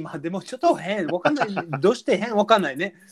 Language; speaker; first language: Japanese; non-native, learner; English